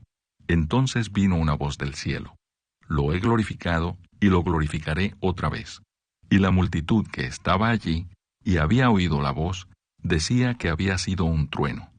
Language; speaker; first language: Spanish; native; Spanish